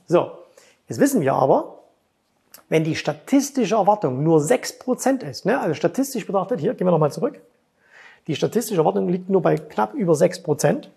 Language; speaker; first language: German; native; German